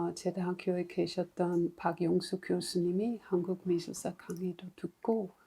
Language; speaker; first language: Korean; non-native, fluent; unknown